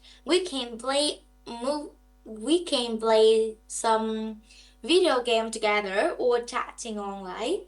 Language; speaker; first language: English; non-native, learner; Vietnamese